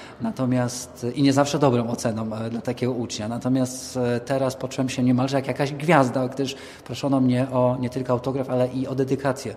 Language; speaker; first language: Polish; native; Polish